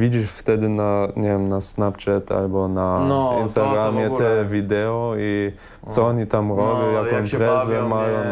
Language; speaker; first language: Polish; early bilingual, heritage; Polish